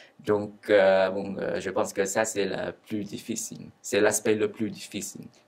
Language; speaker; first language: French; non-native, fluent; Vietnamese